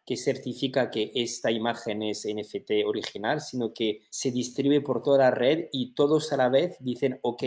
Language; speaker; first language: Spanish; native; Spanish